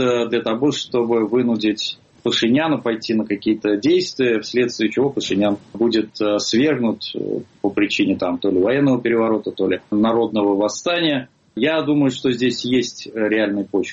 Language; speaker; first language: Russian; native; Russian